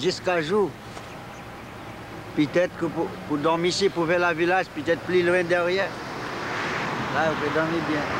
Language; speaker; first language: French; non-native, local second language; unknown